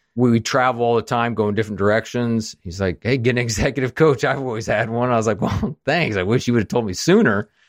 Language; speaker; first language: English; native; English